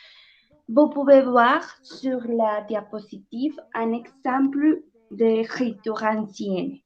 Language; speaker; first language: French; non-native, learner; Spanish